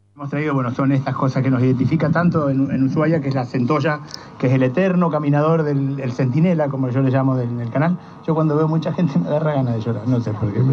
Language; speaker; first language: Spanish; native; Spanish